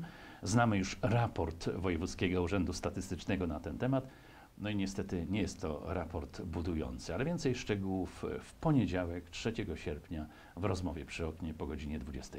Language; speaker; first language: Polish; native; Polish